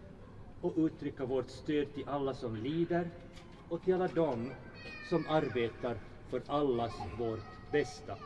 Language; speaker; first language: Swedish; native; Swedish